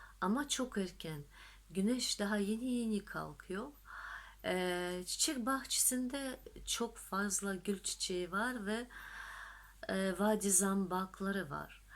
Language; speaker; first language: Turkish; non-native, fluent; Russian